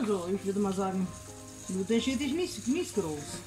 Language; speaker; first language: German; non-native, learner; Spanish